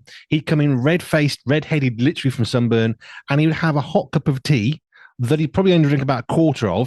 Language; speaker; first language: English; native; English